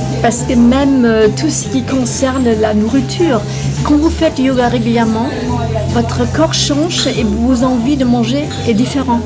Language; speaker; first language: French; non-native, fluent; German